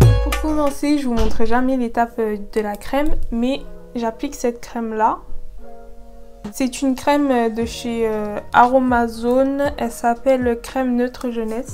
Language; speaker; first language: French; native; French